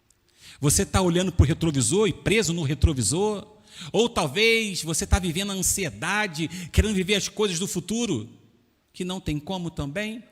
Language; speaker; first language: Portuguese; native; Portuguese